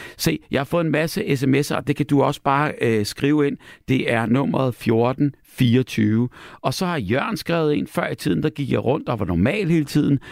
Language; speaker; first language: Danish; native; Danish